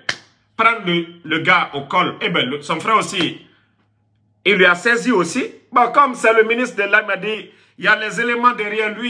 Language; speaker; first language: French; non-native, local second language; Susu